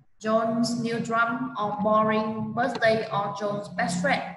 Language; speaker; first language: English; non-native, fluent; Vietnamese